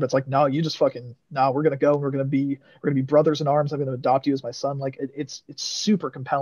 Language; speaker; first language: English; native; English